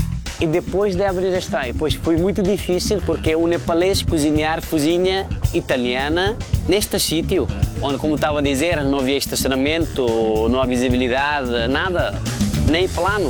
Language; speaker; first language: Portuguese; non-native, fluent; Nepali